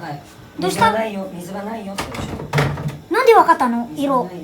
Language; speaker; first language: Japanese; non-native, learner; Cebuano